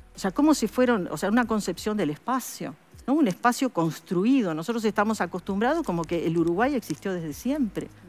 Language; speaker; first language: Spanish; native; Spanish